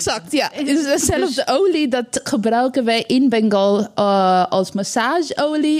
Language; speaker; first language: Dutch; non-native, learner; Bangla